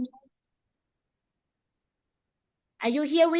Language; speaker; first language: English; non-native, fluent; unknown